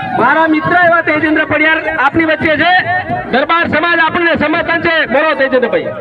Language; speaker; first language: Gujarati; non-native, local second language; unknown